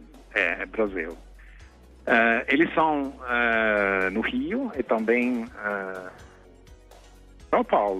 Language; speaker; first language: Portuguese; non-native, fluent; Norwegian